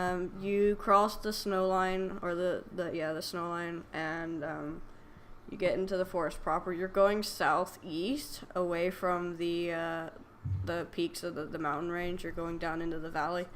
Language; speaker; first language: English; native; English